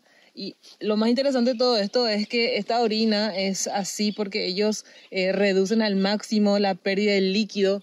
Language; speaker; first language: Spanish; native; Spanish